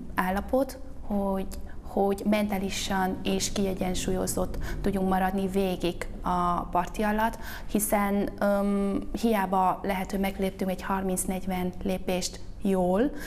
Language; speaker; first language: Hungarian; early bilingual, other home language; Vietnamese